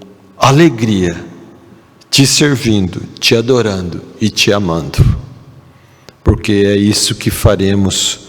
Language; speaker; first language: Portuguese; native; Portuguese